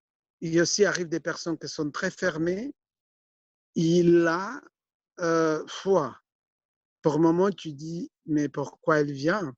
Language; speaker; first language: French; non-native, fluent; Spanish